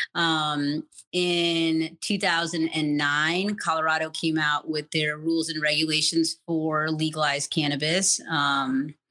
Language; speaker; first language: English; native; English